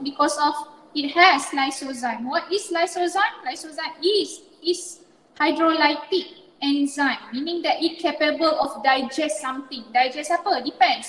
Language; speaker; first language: English; non-native, local second language; Malay